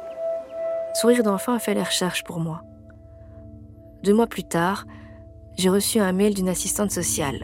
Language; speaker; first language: French; native; French